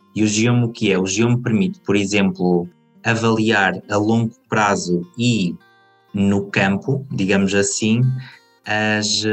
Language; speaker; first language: Portuguese; native; Portuguese